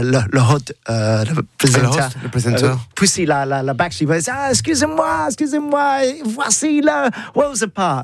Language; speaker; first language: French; non-native, learner; English